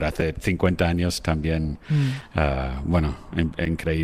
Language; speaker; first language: Spanish; non-native, fluent; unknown